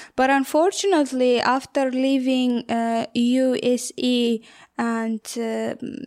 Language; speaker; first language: English; non-native, learner; Persian